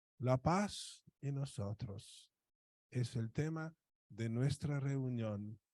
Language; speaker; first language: Spanish; non-native, fluent; Polish